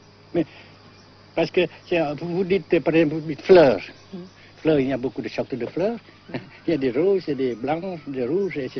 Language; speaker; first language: French; non-native, local second language; Vietnamese